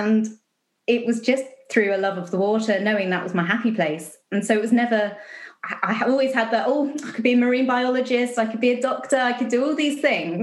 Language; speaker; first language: English; native; English